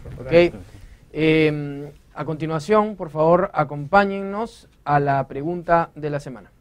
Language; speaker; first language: Spanish; native; Spanish